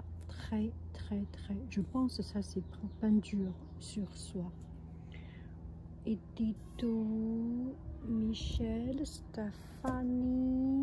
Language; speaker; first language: French; non-native, fluent; Chinese